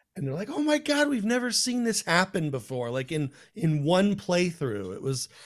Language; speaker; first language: English; native; English